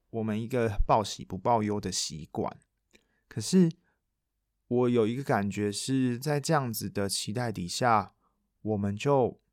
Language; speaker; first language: Chinese; non-native, local second language; Min Nan Chinese